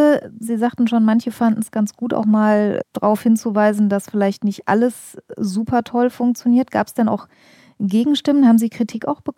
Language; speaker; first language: German; native; German